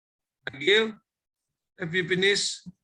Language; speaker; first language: English; non-native, fluent; Indonesian